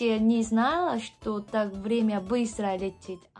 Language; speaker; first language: Russian; non-native, fluent; Korean